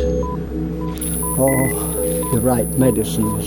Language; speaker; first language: English; native; English